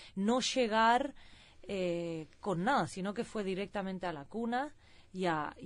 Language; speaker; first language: Spanish; early bilingual, heritage; Swedish